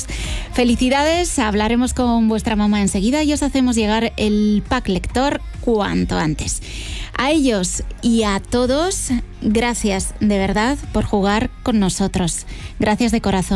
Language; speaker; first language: Spanish; native; Spanish